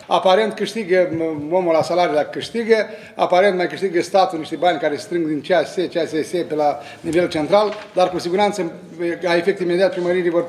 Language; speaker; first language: Romanian; native; Romanian